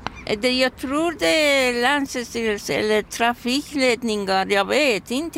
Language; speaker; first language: Swedish; non-native, learner; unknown